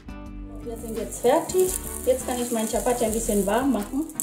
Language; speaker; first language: German; non-native, fluent; Swahili